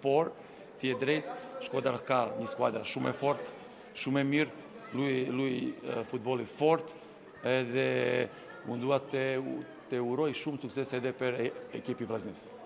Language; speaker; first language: Albanian; non-native, learner; Serbian